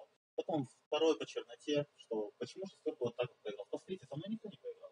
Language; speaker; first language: Russian; native; Russian